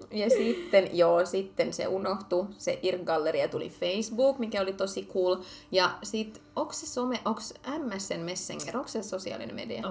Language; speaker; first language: Finnish; early bilingual, other home language; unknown